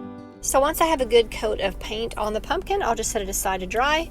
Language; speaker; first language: English; native; English